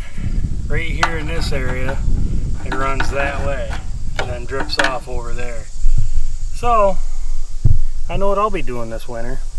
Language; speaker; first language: English; native; English